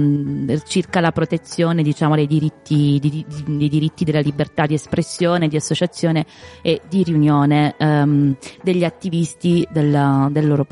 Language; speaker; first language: Italian; native; Italian